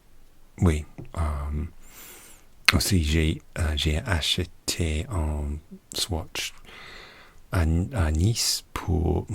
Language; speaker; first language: French; non-native, learner; English